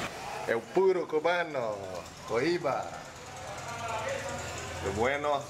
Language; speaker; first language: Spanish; non-native, learner; Portuguese